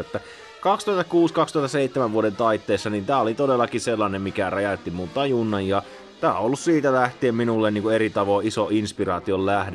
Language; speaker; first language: Finnish; native; Finnish